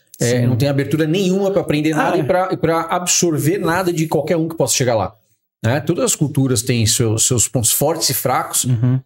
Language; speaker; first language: Portuguese; native; Portuguese